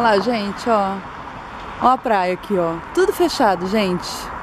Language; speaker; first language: Portuguese; native; Portuguese